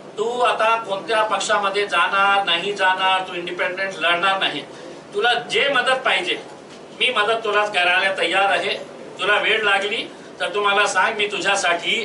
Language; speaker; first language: Marathi; non-native, local second language; Urdu